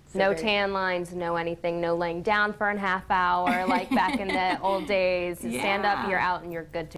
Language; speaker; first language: English; native; English